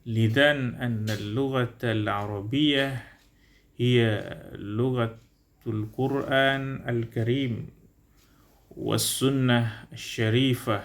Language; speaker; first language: Arabic; non-native, learner; Indonesian